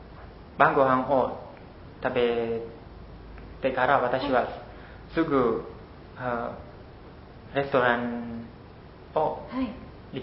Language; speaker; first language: Japanese; non-native, learner; Khmer